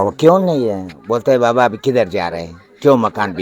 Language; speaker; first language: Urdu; early bilingual, other home language; Pashto